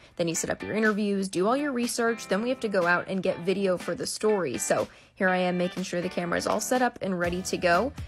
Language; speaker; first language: English; native; English